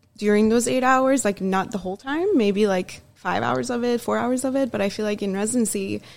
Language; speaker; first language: English; early bilingual, other home language; Persian